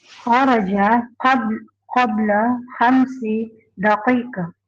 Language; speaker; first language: Arabic; non-native, learner; Filipino